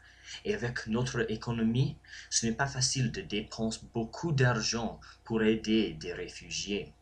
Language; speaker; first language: French; non-native, learner; English